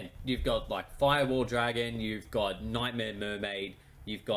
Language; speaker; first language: English; native; English